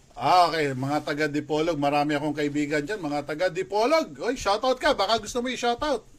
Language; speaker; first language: Filipino; native; Filipino